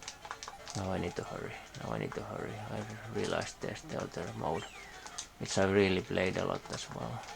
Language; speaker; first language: English; non-native, fluent; Finnish